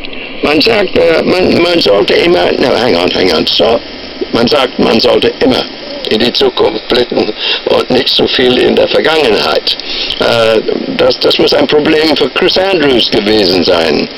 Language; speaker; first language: German; non-native, fluent; English